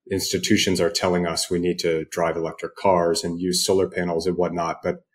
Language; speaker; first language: English; native; English